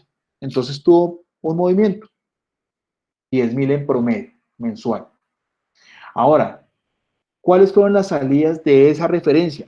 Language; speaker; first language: Spanish; native; Spanish